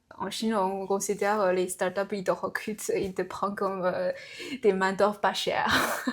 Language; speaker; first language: French; non-native, fluent; Chinese